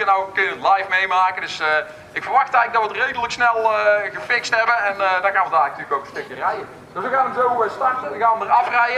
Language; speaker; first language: Dutch; native; Dutch